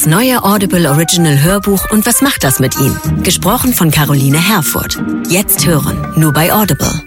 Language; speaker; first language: German; native; German